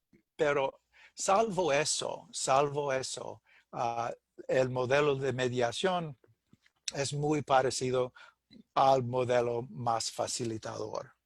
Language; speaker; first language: Spanish; non-native, fluent; English